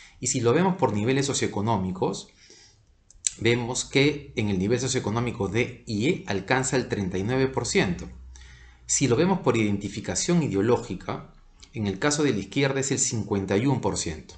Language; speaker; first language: Spanish; native; Spanish